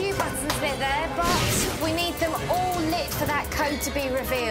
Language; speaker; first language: English; native; English